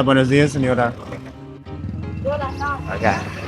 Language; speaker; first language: Spanish; non-native, learner; English